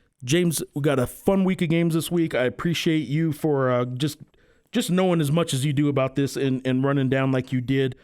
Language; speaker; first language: English; native; English